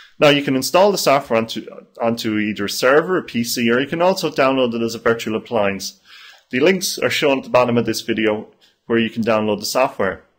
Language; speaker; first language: English; native; English